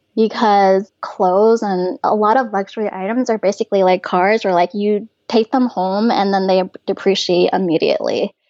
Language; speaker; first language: English; native; English